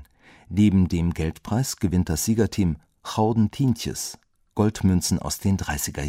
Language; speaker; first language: German; native; German